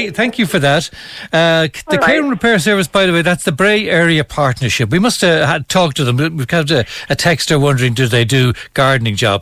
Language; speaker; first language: English; native; English